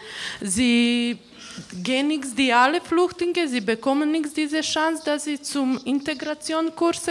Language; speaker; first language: German; non-native, learner; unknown